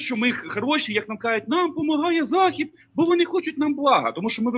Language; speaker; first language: Ukrainian; native; Ukrainian